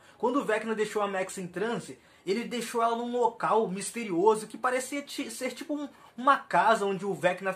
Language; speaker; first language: Portuguese; native; Portuguese